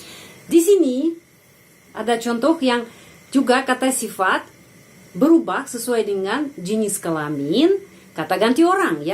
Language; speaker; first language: Indonesian; non-native, fluent; Russian